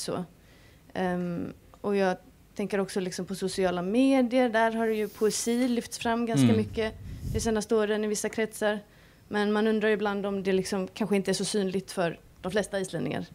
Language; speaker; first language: Swedish; non-native, fluent; Icelandic